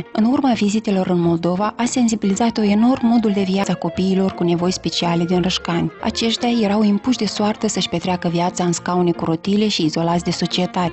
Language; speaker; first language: Romanian; native; Romanian